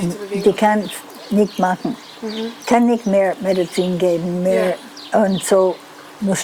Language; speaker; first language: German; non-native, learner; English